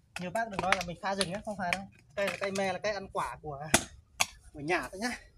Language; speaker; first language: Vietnamese; non-native, local second language; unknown